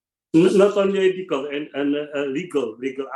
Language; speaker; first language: English; non-native, learner; Indonesian